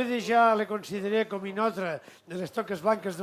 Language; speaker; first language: French; non-native, fluent; Catalan